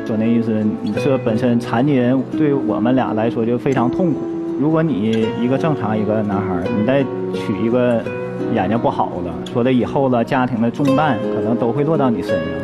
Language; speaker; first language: Chinese; native; Chinese